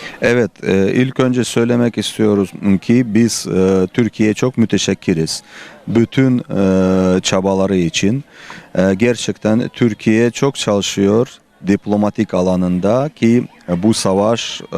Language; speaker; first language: Turkish; non-native, fluent; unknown